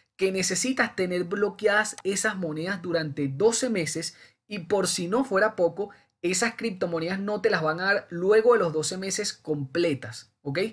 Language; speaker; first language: Spanish; native; Spanish